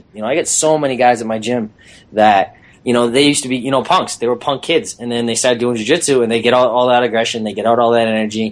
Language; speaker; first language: English; native; English